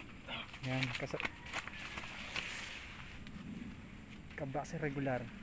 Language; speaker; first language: Filipino; native; Filipino